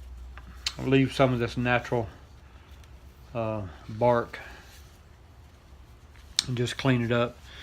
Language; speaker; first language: English; native; English